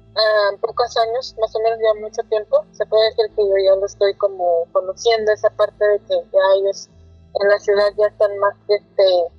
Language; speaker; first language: Spanish; non-native, local second language; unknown